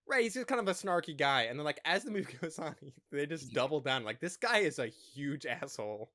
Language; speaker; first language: English; native; English